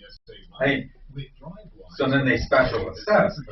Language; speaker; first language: English; native; English